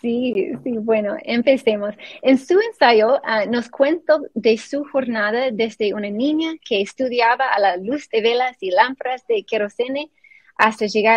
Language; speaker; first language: Spanish; non-native, fluent; English